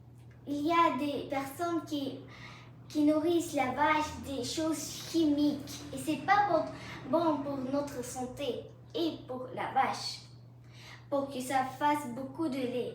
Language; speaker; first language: French; non-native, learner; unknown